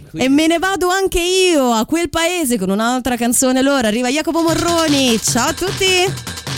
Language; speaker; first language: Italian; native; Italian